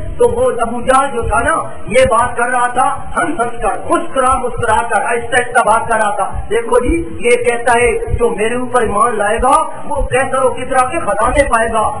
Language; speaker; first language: Urdu; non-native, local second language; Punjabi